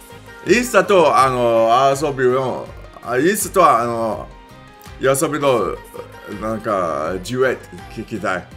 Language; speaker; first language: Japanese; non-native, learner; English